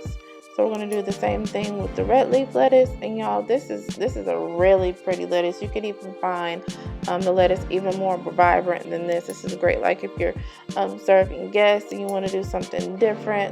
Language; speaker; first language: English; native; English